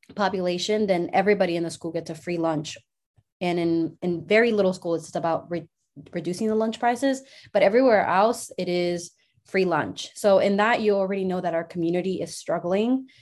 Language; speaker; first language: English; early bilingual, other home language; Spanish